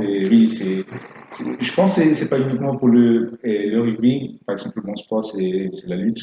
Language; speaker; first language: French; non-native, fluent; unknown